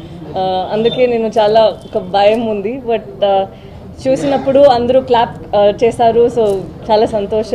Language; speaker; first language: Telugu; non-native, learner; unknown